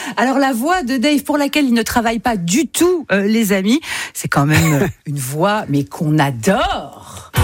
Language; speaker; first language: French; native; French